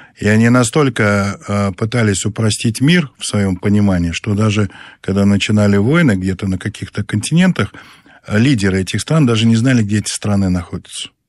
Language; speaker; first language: Russian; native; Russian